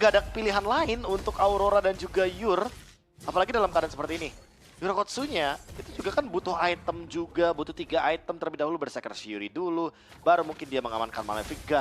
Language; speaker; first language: Indonesian; native; Indonesian